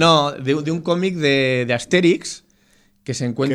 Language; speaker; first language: Spanish; native; Spanish